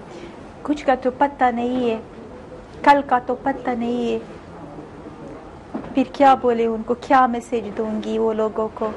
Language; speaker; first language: Hindi; non-native, fluent; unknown